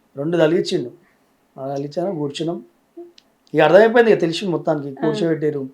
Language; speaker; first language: Telugu; native; Telugu